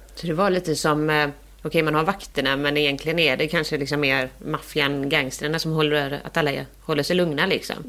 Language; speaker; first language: Swedish; native; Swedish